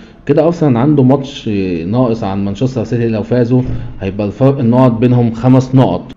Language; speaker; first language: Arabic; native; Arabic